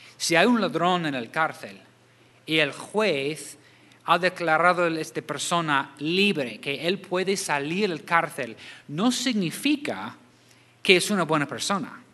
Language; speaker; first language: Spanish; non-native, fluent; English